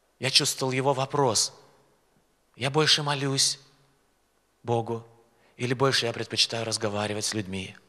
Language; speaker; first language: Russian; native; Russian